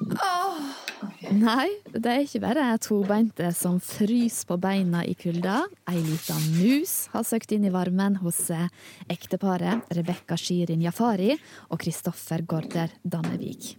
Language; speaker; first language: Norwegian; native; Norwegian